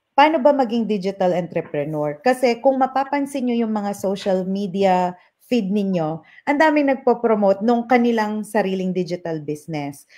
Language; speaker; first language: Filipino; non-native, local second language; Pampanga